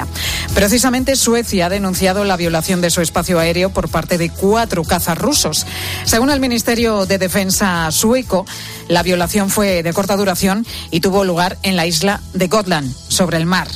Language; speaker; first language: Spanish; native; Spanish